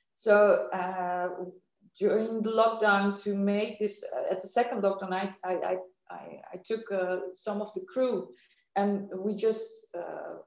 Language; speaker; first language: English; non-native, fluent; Dutch